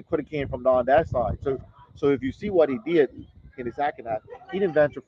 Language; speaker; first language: English; native; English